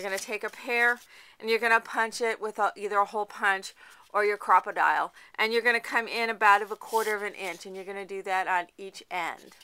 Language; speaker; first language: English; native; English